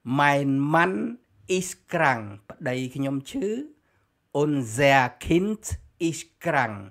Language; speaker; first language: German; non-native, learner; Khmer